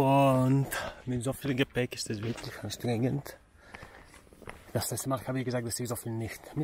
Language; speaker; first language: German; non-native, fluent; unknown